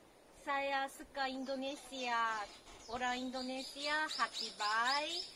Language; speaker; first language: Indonesian; non-native, learner; Japanese